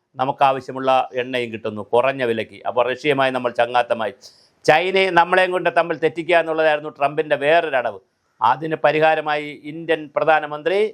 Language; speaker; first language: Malayalam; native; Malayalam